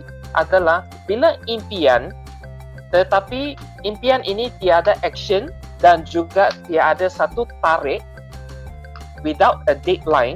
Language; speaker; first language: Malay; non-native, local second language; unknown